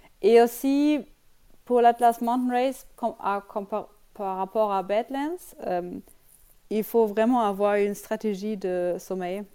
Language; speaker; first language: French; non-native, learner; German